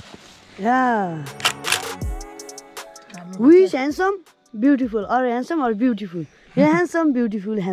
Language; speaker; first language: English; non-native, learner; Nepali